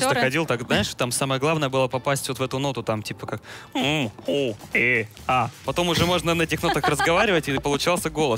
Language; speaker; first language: Russian; native; Russian